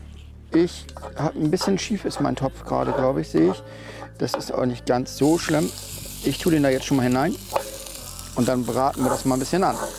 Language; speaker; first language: German; native; German